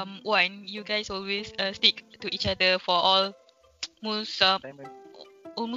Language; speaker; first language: English; non-native, local second language; Malay